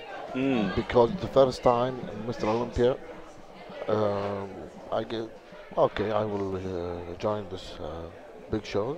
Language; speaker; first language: English; non-native, learner; Arabic